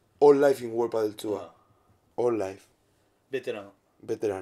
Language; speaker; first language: Japanese; non-native, learner; Spanish